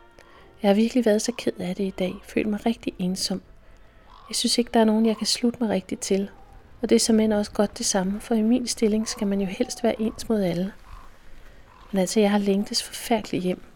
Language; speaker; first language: Danish; native; Danish